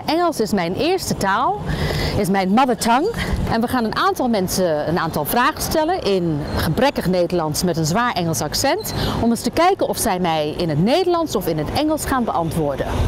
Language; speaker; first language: Dutch; non-native, fluent; English